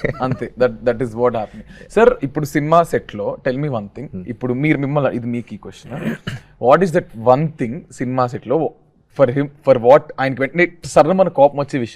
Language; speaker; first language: Telugu; native; Telugu